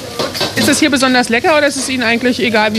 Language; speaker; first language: German; native; German